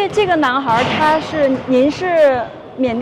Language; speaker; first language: Chinese; native; Chinese